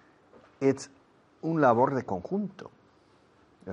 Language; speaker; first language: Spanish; non-native, fluent; English